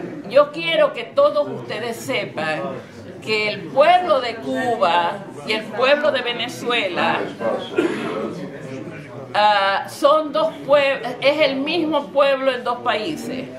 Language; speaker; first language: Spanish; native; Spanish